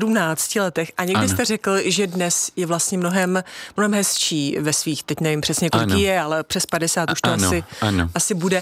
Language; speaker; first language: Czech; native; Czech